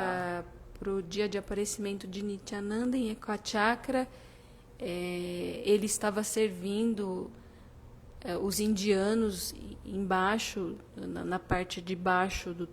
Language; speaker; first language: Portuguese; native; Portuguese